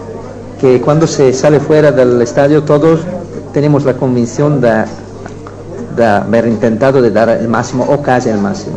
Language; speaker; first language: Spanish; non-native, fluent; Italian